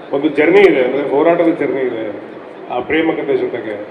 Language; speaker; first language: Kannada; native; Kannada